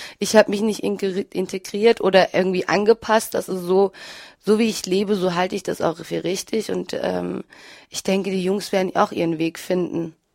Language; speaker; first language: German; early bilingual, other home language; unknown